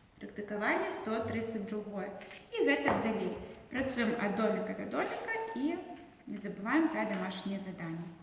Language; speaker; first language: Belarusian; non-native, local second language; Russian